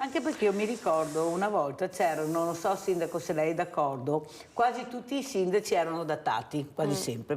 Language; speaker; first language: Italian; native; Italian